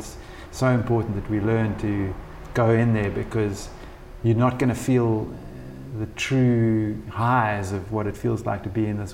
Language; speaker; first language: English; native; English